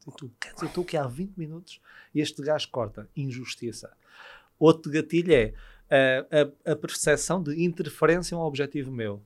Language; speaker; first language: Portuguese; native; Portuguese